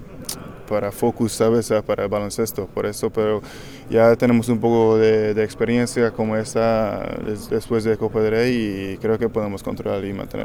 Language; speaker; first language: Spanish; non-native, learner; Hungarian